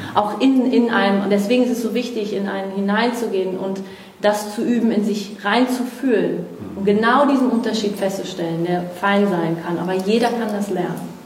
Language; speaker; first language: German; non-native, fluent; Portuguese